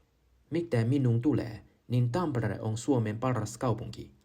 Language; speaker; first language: Finnish; non-native, learner; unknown